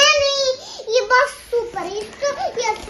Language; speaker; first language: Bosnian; early bilingual, heritage; Serbian